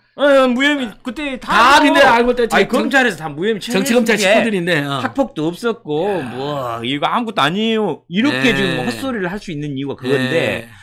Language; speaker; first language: Korean; native; Korean